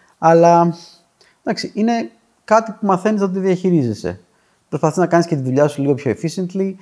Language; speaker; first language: Greek; native; Greek